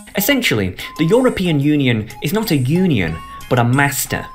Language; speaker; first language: English; native; English